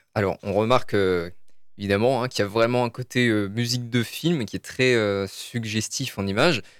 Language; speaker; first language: French; native; French